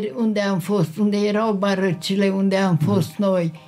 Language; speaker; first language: Romanian; non-native, local second language; Hungarian